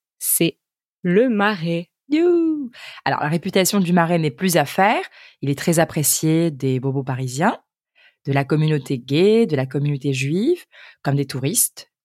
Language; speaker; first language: French; native; French